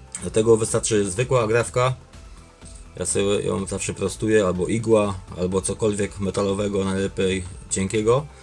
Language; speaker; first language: Polish; native; Polish